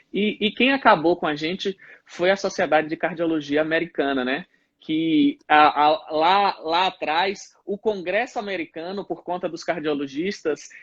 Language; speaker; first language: Portuguese; native; Portuguese